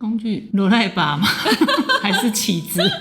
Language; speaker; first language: Chinese; native; Chinese